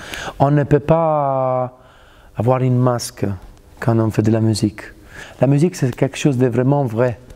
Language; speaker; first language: French; non-native, fluent; Italian